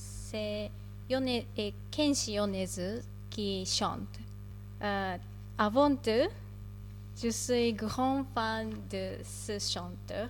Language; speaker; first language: French; non-native, learner; Japanese